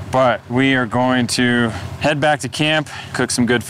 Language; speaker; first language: English; native; English